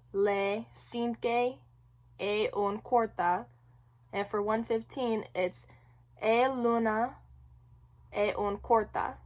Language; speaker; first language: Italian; non-native, learner; English